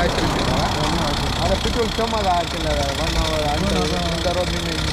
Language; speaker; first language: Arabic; non-native, learner; Telugu